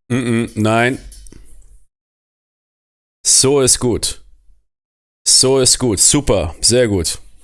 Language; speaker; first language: German; native; German